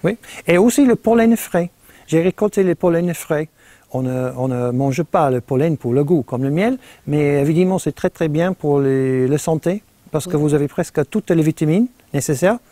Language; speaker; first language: French; non-native, fluent; English